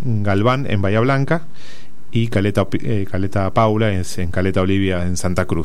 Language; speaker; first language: Spanish; native; Spanish